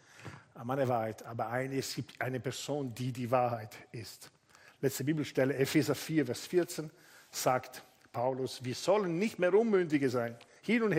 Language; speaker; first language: German; non-native, fluent; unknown